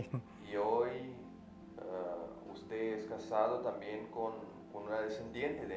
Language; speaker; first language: Spanish; non-native, fluent; Portuguese